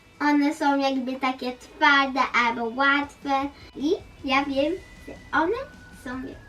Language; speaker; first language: Polish; early bilingual, heritage; Polish